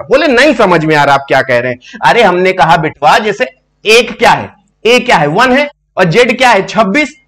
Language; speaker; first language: Hindi; native; Hindi